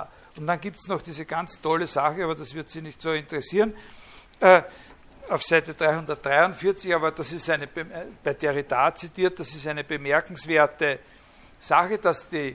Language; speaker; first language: German; native; German